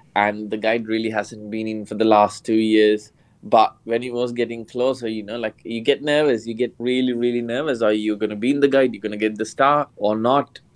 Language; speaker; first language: English; non-native, local second language; Sinhala